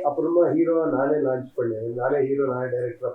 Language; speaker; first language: Tamil; non-native, learner; Kannada